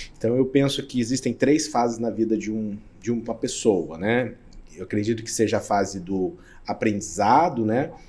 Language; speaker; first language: Portuguese; native; Portuguese